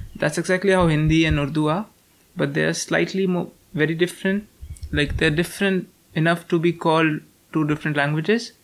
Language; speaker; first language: English; non-native, local second language; Hindi